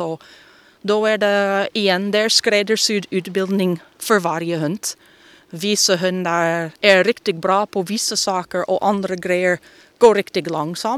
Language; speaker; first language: Swedish; non-native, fluent; English